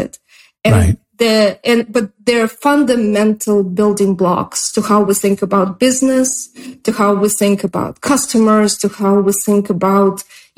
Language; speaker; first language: English; non-native, fluent; Russian